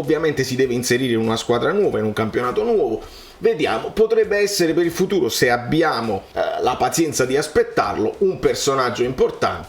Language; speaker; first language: Italian; native; Italian